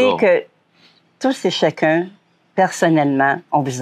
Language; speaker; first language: French; native; French